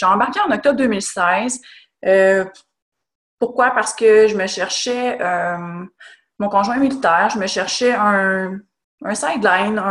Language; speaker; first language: French; native; French